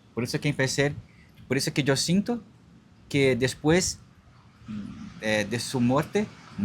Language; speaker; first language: Spanish; non-native, learner; Portuguese